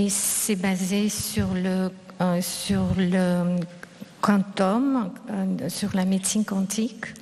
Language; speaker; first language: French; non-native, fluent; Russian